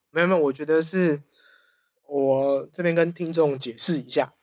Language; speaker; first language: Chinese; native; Chinese